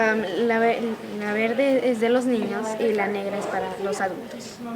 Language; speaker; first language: Spanish; early bilingual, heritage; Spanish